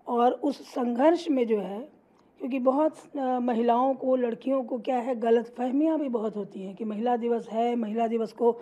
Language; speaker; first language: Hindi; native; Hindi